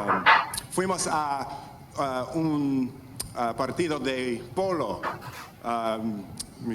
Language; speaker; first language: Spanish; non-native, learner; English